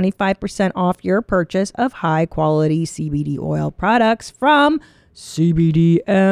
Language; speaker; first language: English; native; English